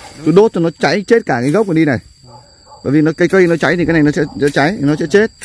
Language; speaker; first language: Vietnamese; native; Vietnamese